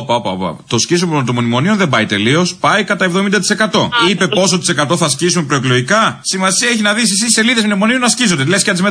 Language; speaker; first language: Greek; native; Greek